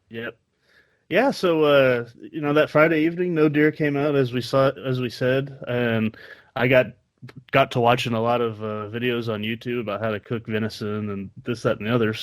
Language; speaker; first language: English; native; English